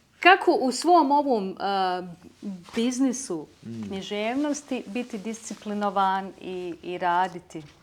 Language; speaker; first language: Bosnian; native; Bosnian